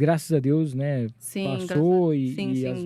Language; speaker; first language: Portuguese; native; Portuguese